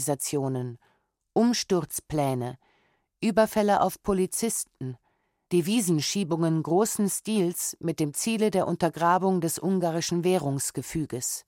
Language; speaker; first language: German; native; German